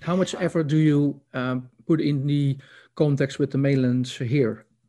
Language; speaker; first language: English; non-native, fluent; Dutch